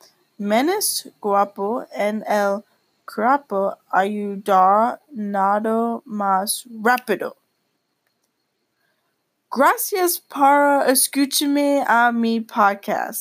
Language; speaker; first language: Spanish; non-native, learner; English